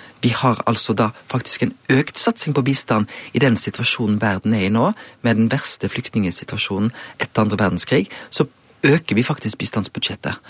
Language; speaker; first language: Norwegian; native; Norwegian